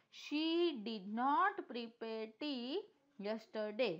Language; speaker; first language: English; non-native, local second language; Gujarati